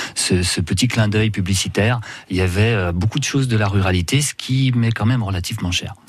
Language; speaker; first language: French; native; French